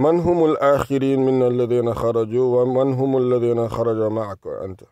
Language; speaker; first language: Arabic; non-native, fluent; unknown